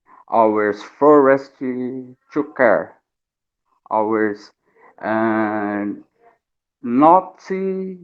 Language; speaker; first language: English; non-native, learner; Portuguese